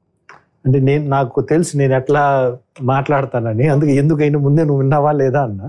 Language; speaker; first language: Telugu; native; Telugu